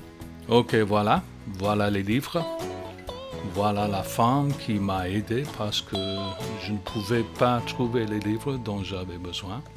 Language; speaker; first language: French; non-native, fluent; English